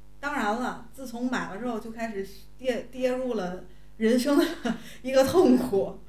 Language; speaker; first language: Chinese; native; Chinese